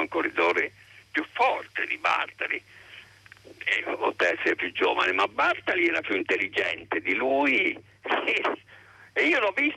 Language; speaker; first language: Italian; native; Italian